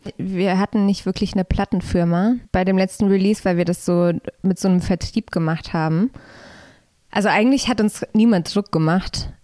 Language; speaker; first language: German; early bilingual, other home language; Polish